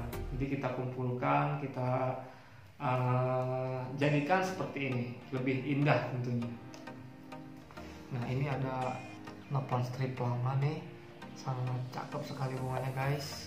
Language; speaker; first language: Indonesian; native; Indonesian